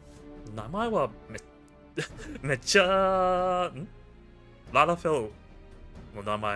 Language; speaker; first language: Japanese; non-native, learner; English